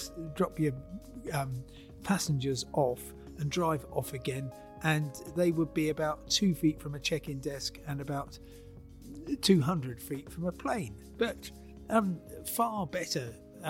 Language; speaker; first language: English; native; English